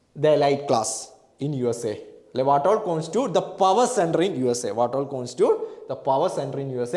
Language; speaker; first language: English; non-native, local second language; Malayalam